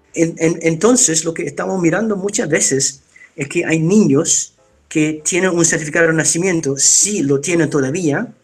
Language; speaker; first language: Spanish; non-native, fluent; Dutch